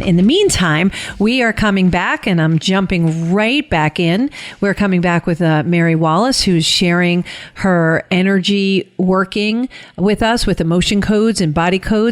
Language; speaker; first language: English; native; English